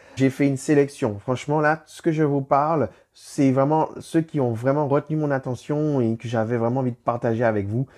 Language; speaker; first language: French; native; French